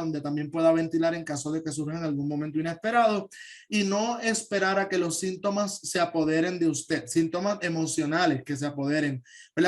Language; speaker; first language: Spanish; native; Spanish